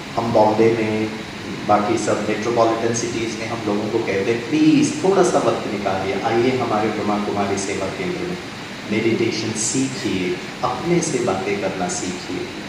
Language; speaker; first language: Hindi; non-native, local second language; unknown